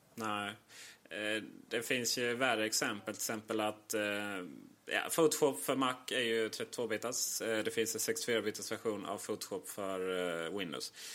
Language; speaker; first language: Swedish; native; Swedish